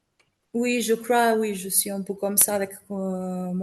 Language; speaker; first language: French; non-native, fluent; Italian